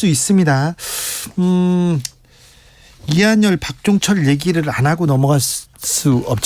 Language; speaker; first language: Korean; native; Korean